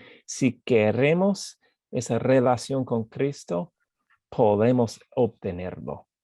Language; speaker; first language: Spanish; non-native, fluent; English